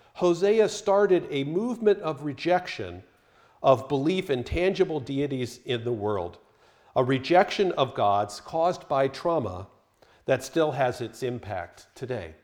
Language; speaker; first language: English; native; English